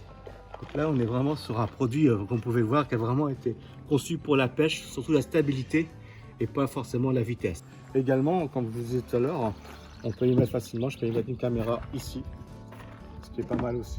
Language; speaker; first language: French; native; French